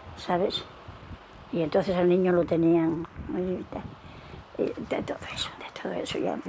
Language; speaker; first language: Spanish; native; Spanish